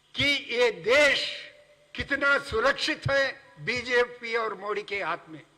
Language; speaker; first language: Hindi; non-native, local second language; Telugu